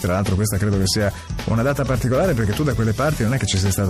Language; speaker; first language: Italian; native; Italian